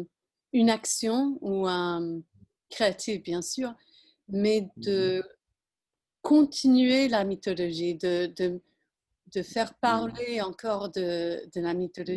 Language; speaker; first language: French; non-native, fluent; English